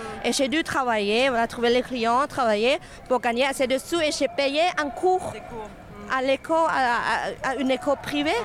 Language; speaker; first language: French; non-native, fluent; Thai